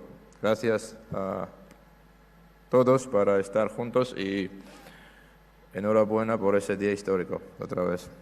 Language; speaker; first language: Spanish; non-native, fluent; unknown